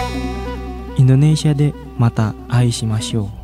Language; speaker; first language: Japanese; non-native, fluent; Indonesian